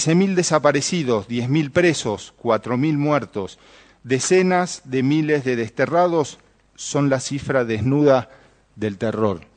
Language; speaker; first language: Spanish; native; Spanish